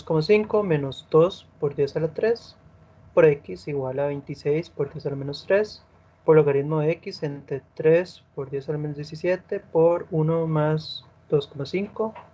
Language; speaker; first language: Spanish; native; Spanish